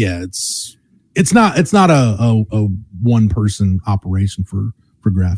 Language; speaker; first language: English; native; English